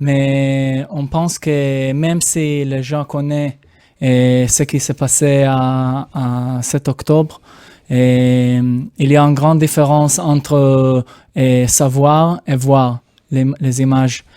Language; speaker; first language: French; non-native, fluent; Hebrew